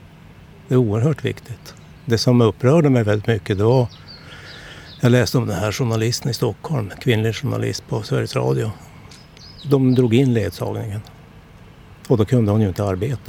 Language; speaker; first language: Swedish; native; Swedish